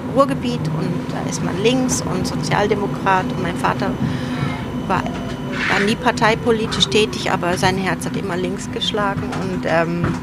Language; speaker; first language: German; early bilingual, other home language; Turoyo